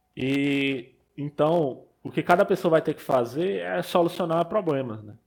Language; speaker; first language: Portuguese; native; Portuguese